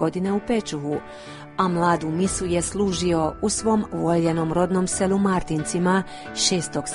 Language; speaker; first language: Serbian; early bilingual, heritage; Croatian